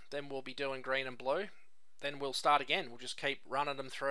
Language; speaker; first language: English; native; English